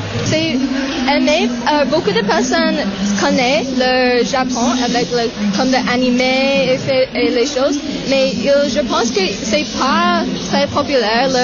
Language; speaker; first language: French; non-native, learner; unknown